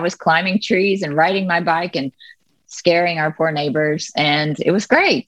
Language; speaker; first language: English; native; English